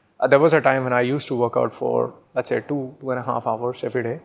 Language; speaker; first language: English; non-native, local second language; Hindi